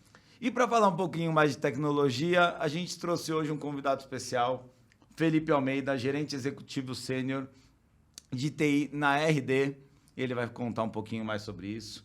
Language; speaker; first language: Portuguese; native; Portuguese